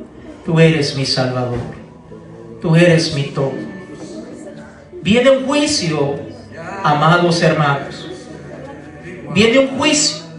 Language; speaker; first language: Spanish; native; Spanish